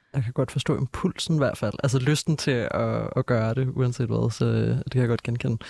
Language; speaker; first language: Danish; native; Danish